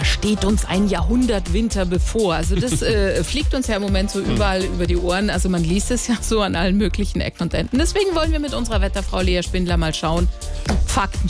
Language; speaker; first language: German; native; German